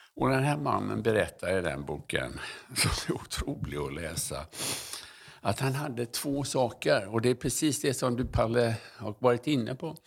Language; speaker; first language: Swedish; native; Swedish